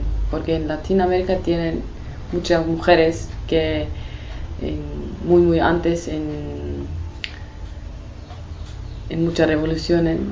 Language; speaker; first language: Spanish; non-native, learner; Kurdish